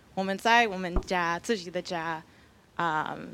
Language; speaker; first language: Chinese; non-native, fluent; English